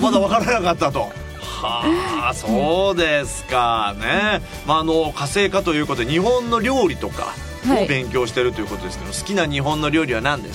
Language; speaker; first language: Japanese; native; Japanese